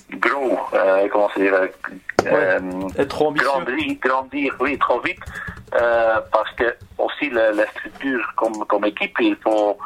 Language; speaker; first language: French; non-native, learner; Spanish